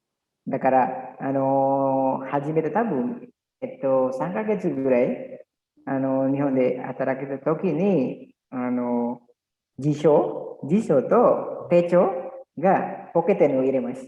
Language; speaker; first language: Japanese; non-native, learner; Indonesian